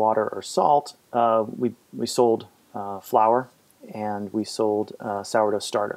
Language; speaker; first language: English; native; English